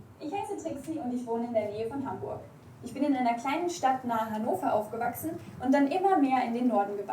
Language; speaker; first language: German; native; German